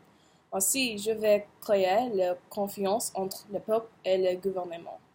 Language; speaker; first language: French; non-native, learner; English